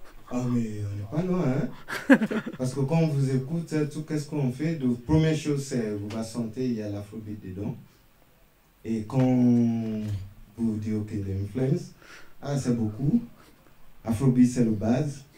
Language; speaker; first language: French; non-native, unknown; Yoruba